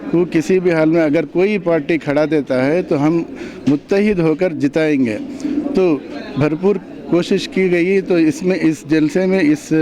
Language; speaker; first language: Urdu; native; Urdu